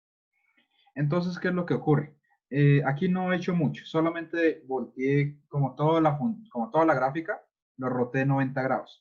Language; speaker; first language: Spanish; native; Spanish